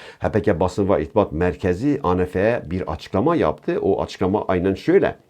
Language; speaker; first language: Turkish; non-native, local second language; Kurdish